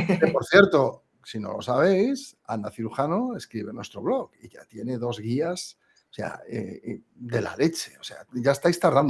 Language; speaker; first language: Spanish; native; Spanish